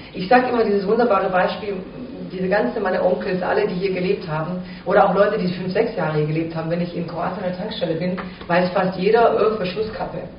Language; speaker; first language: German; early bilingual, other home language; Croatian